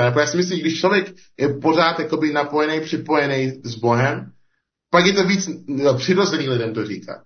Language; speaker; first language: Czech; non-native, fluent; English